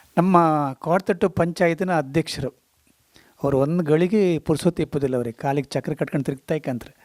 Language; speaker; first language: Kannada; native; Kannada